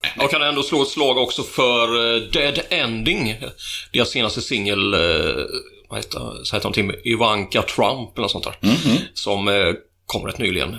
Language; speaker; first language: Swedish; native; Swedish